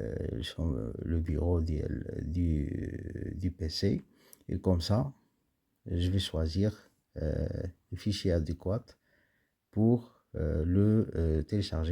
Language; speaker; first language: French; non-native, local second language; Arabic